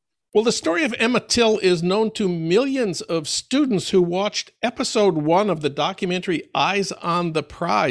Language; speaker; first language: English; native; English